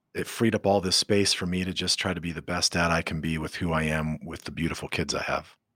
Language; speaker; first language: English; native; English